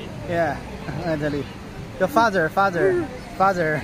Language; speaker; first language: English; non-native, learner; Chinese